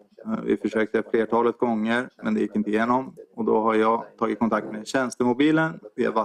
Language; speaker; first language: Swedish; native; Swedish